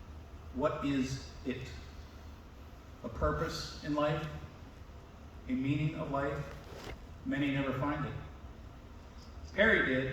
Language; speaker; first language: English; native; English